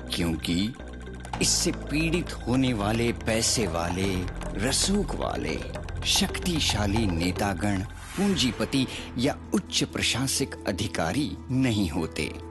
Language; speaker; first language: Hindi; non-native, local second language; Marathi